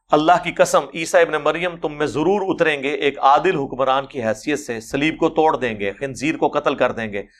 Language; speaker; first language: Urdu; non-native, local second language; Punjabi